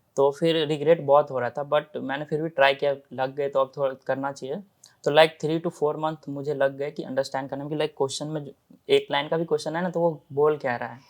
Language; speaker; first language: Hindi; native; Hindi